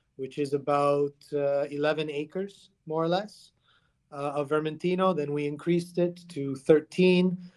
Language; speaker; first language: English; early bilingual, other home language; Italian